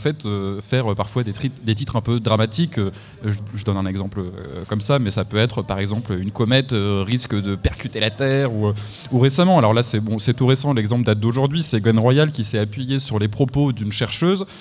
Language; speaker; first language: French; native; French